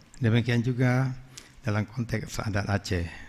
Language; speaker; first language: Indonesian; non-native, local second language; Achinese